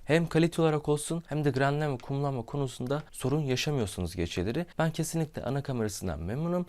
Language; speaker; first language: Turkish; native; Turkish